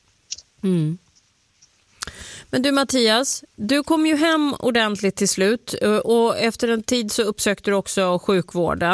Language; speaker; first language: Swedish; native; Swedish